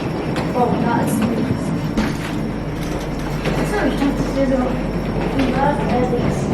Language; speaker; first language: German; early bilingual, other home language; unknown